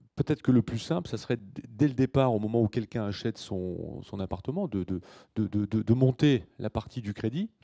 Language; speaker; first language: French; native; French